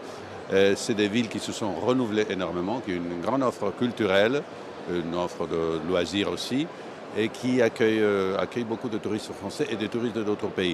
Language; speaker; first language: French; non-native, fluent; Spanish